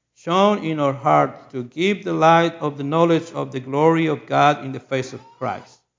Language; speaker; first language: English; non-native, learner; Spanish